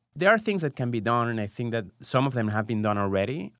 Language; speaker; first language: English; non-native, fluent; Spanish